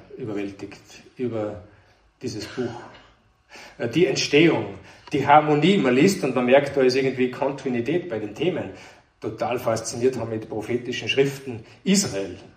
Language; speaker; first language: German; native; German